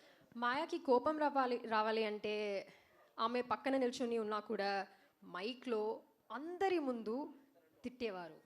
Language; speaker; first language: Telugu; non-native, learner; English